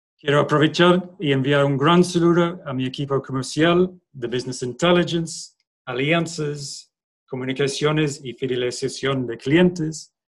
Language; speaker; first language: Spanish; non-native, fluent; English